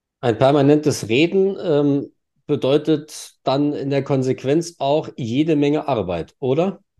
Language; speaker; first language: German; native; German